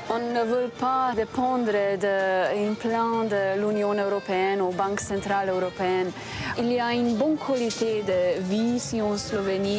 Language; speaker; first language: French; non-native, fluent; Slovenian